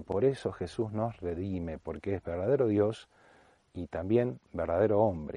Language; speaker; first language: Spanish; native; Spanish